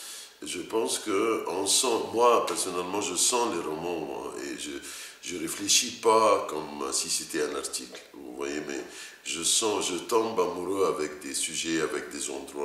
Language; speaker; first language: French; non-native, fluent; Arabic